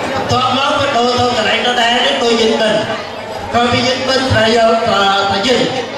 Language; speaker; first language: Khmer; native; Khmer